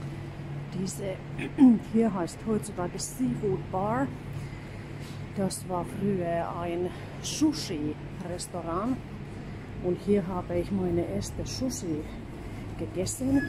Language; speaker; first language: German; non-native, fluent; Finnish